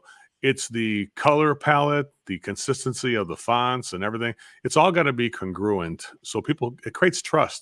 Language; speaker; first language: English; native; English